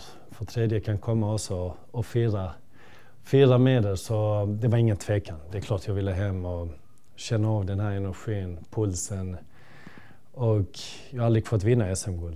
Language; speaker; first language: Swedish; early bilingual, other home language; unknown